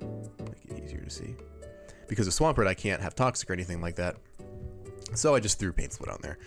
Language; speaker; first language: English; native; English